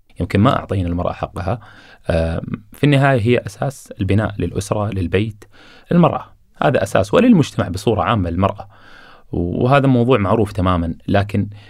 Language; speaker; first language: Arabic; native; Arabic